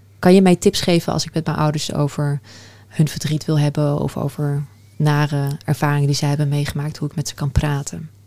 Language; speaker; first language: Dutch; early bilingual, other home language; Persian